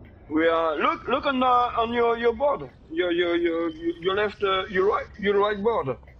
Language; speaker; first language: English; non-native, learner; French